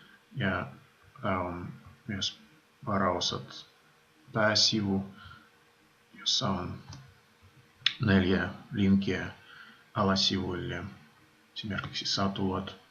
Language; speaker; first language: Finnish; non-native, fluent; Russian